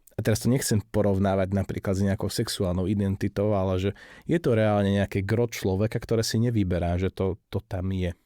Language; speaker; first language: Slovak; non-native, local second language; Hungarian